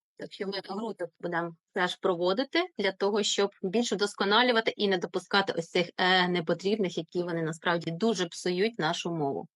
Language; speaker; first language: Ukrainian; native; Ukrainian